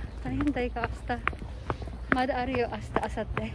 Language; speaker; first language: Japanese; non-native, learner; Filipino